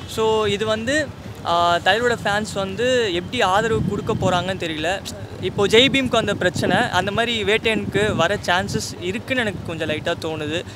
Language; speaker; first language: Tamil; native; Tamil